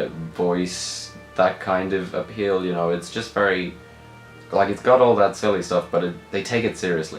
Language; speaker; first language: English; native; English